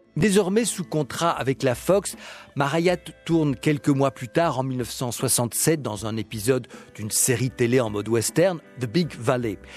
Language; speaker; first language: French; native; French